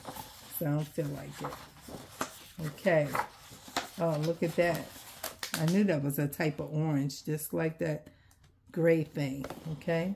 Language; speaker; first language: English; native; English